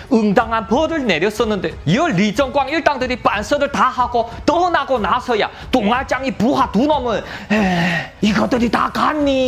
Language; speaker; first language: Korean; native; Korean